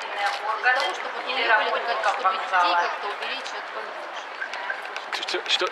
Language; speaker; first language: Russian; native; Russian